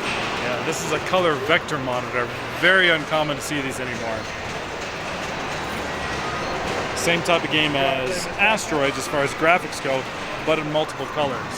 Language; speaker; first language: English; native; English